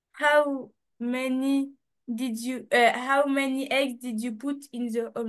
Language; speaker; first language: English; non-native, learner; French